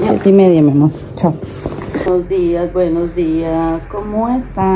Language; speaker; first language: Spanish; native; Spanish